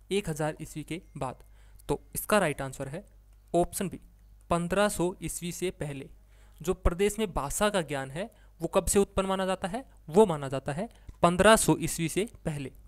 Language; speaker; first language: Hindi; native; Hindi